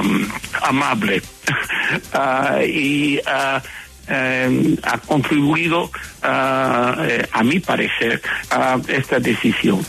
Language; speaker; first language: Spanish; non-native, fluent; English